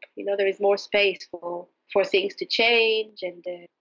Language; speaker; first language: English; non-native, fluent; Hebrew